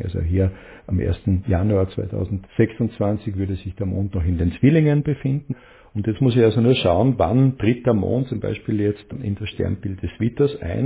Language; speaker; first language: German; native; German